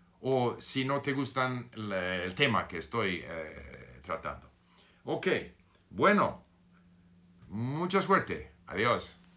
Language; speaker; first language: Spanish; non-native, fluent; English